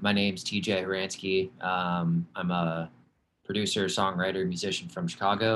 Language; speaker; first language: English; native; English